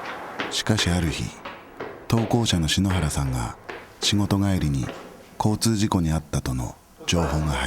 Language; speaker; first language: Japanese; native; Japanese